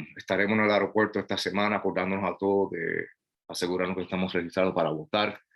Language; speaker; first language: Spanish; non-native, fluent; English